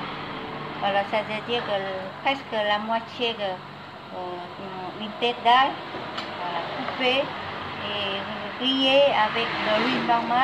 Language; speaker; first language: French; non-native, fluent; Vietnamese